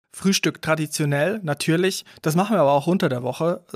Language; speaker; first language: German; native; German